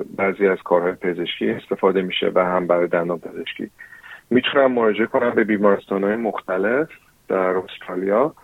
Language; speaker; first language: Persian; early bilingual, heritage; Persian